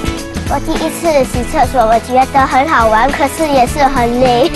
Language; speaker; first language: Chinese; early bilingual, other home language; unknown